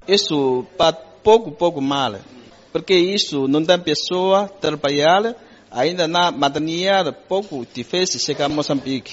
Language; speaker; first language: Portuguese; non-native, learner; Chinese